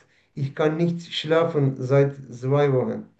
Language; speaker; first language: German; non-native, learner; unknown